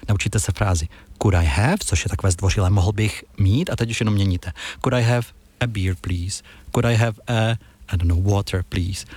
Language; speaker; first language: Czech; native; Czech